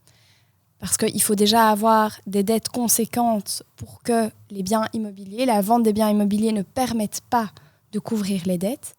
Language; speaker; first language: French; native; French